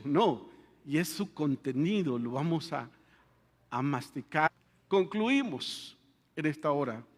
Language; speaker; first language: Spanish; native; Spanish